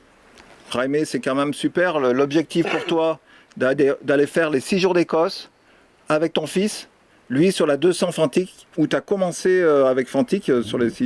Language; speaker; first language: French; native; French